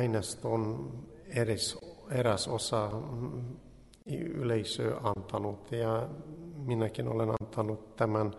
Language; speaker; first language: Finnish; non-native, learner; Hungarian